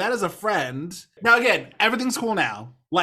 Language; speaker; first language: English; native; English